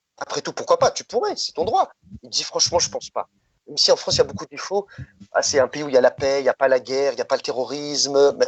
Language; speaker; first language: French; early bilingual, other home language; Riffian